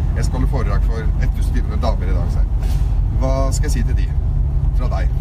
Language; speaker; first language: Norwegian; early bilingual, other home language; Arabic